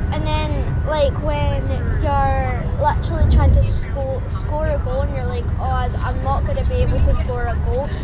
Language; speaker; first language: English; native; English